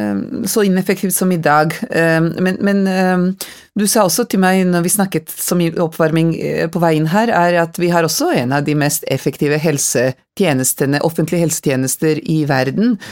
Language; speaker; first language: Norwegian; native; Norwegian